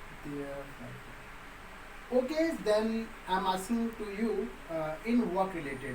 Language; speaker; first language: English; non-native, local second language; Hindi